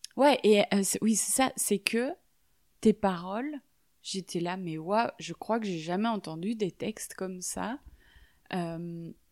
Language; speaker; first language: French; native; French